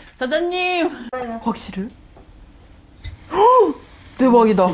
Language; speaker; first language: Korean; non-native, learner; Russian